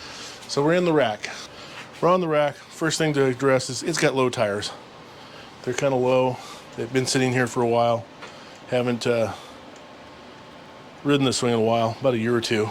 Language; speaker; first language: English; native; English